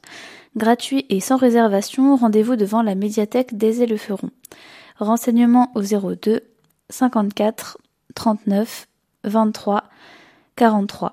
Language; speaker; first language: French; native; French